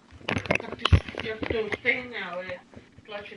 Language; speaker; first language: Czech; non-native, learner; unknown